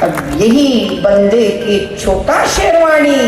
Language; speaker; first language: Hindi; non-native, local second language; Telugu